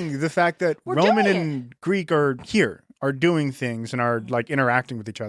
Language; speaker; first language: English; native; English